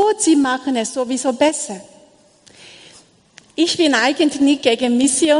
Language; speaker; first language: German; non-native, learner; Korean